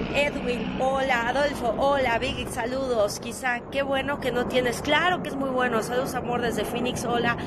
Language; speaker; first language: Spanish; native; Spanish